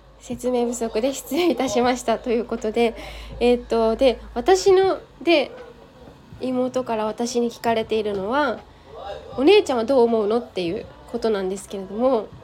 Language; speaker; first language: Japanese; native; Japanese